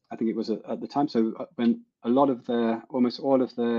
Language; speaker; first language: English; native; English